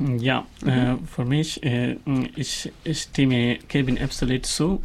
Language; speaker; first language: German; non-native, learner; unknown